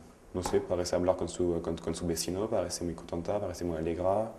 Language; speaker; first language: Spanish; non-native, learner; French